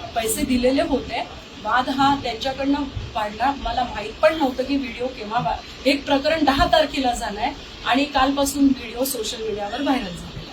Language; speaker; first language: Marathi; native; Marathi